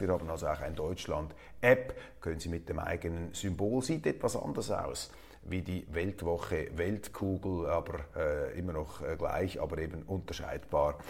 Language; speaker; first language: German; native; German